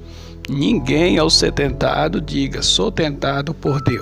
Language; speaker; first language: Portuguese; native; Portuguese